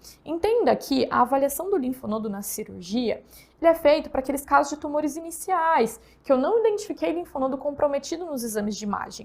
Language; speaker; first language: Portuguese; native; Portuguese